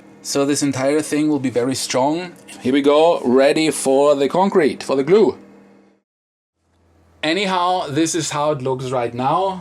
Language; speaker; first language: English; non-native, fluent; German